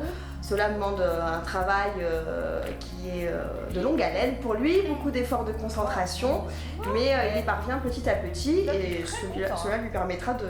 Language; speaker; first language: French; native; French